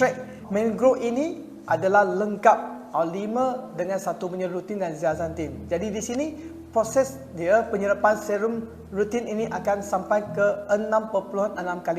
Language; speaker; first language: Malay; non-native, local second language; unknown